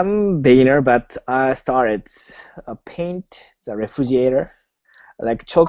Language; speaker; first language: English; non-native, learner; Japanese